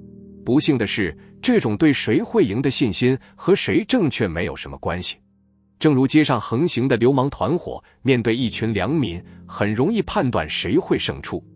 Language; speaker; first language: Chinese; native; Chinese